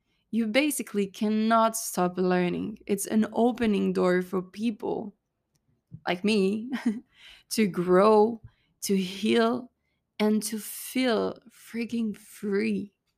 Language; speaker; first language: English; non-native, fluent; French